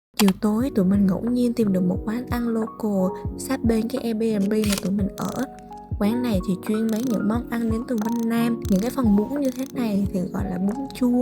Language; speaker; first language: Vietnamese; native; Vietnamese